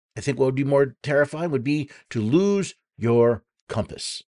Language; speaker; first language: English; native; English